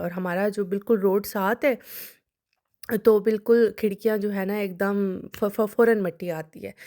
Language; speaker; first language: Urdu; non-native, local second language; Punjabi